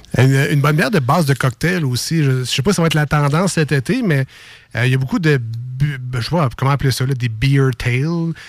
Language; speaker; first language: French; native; French